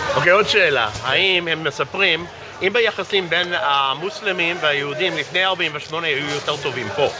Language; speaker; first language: Hebrew; non-native, fluent; English